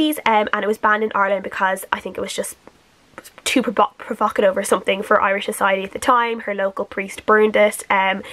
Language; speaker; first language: English; native; English